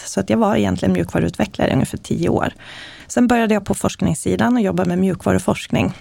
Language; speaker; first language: Swedish; native; Swedish